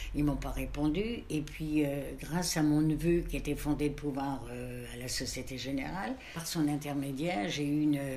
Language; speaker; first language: French; native; French